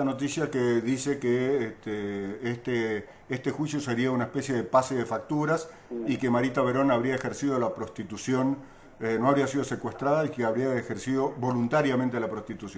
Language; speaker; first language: Spanish; native; Spanish